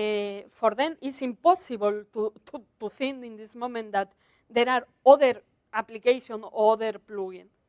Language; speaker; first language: English; non-native, learner; Spanish